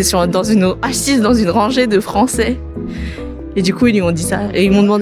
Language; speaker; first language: French; native; French